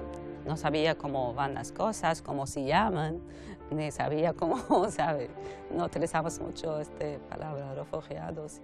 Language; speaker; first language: Spanish; non-native, fluent; Arabic